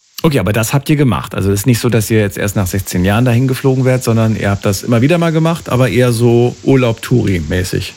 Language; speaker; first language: German; native; German